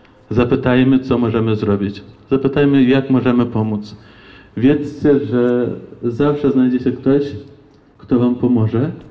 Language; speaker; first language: Polish; non-native, fluent; Ukrainian